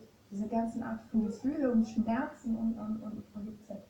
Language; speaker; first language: German; non-native, fluent; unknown